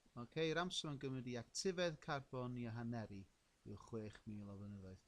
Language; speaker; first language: Welsh; native; Welsh